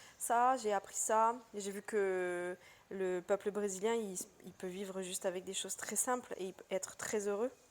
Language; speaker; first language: French; early bilingual, other home language; Portuguese